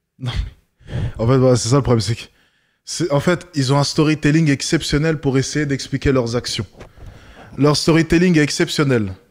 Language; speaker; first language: French; native; French